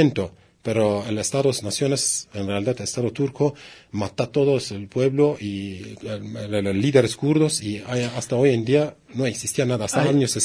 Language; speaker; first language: Spanish; non-native, learner; Kurdish